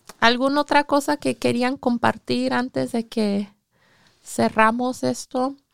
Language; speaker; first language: Spanish; early bilingual, heritage; English